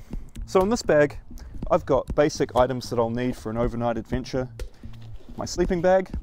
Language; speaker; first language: English; native; English